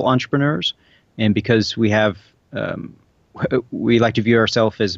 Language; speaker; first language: English; native; English